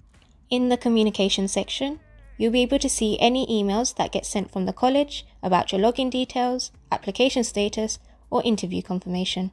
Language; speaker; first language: English; native; English